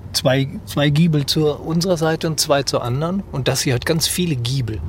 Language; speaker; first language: German; native; German